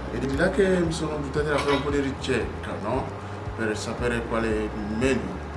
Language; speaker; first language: Italian; non-native, fluent; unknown